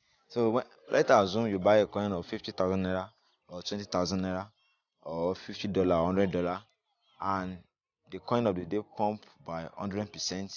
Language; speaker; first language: English; non-native, local second language; Yoruba